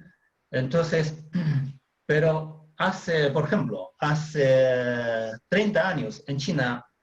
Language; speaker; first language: Spanish; non-native, fluent; Chinese